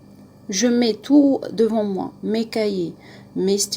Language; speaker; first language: French; non-native, local second language; Arabic